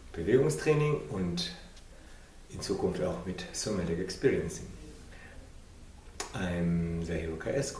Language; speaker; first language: German; non-native, fluent; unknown